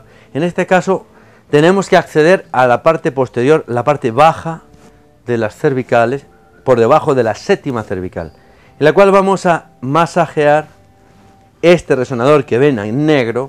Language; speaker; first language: Spanish; native; Spanish